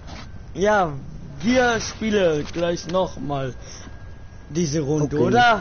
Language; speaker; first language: German; non-native, learner; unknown